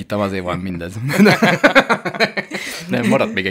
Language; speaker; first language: Hungarian; native; Hungarian